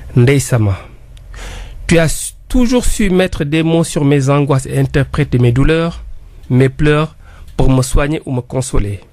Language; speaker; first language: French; non-native, local second language; Wolof